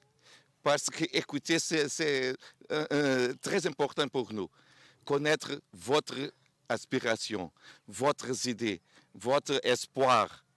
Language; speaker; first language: French; non-native, learner; Portuguese